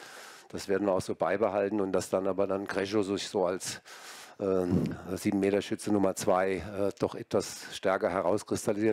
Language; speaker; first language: German; native; German